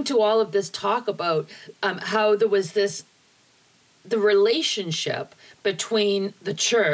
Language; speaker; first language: English; native; English